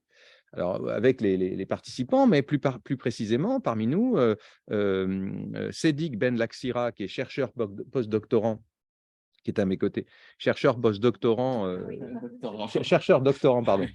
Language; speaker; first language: French; native; French